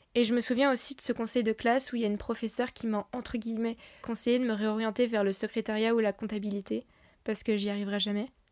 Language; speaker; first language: French; native; French